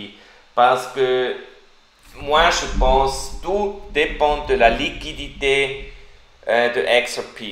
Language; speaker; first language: French; non-native, learner; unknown